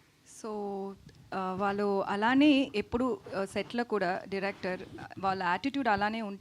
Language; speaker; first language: Telugu; non-native, learner; Tamil